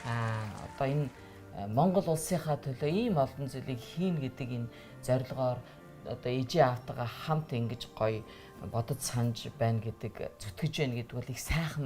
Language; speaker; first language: Mongolian; native; Mongolian